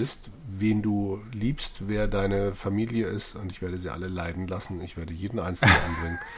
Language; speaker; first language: German; native; German